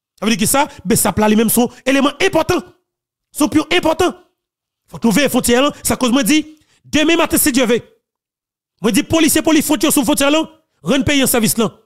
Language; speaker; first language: French; non-native, local second language; Haitian Creole